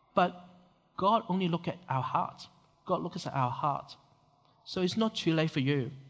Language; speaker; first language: English; non-native, local second language; Cantonese